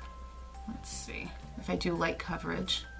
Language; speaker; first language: English; native; English